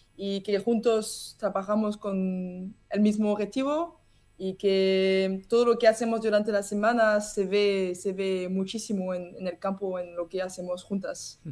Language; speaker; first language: Spanish; non-native, learner; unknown